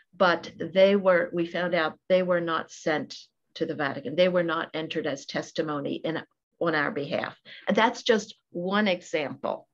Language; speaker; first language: English; native; English